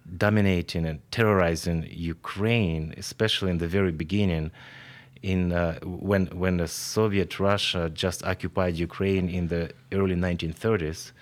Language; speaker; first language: English; non-native, fluent; Ukrainian